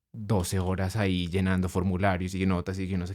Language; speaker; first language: Spanish; native; Spanish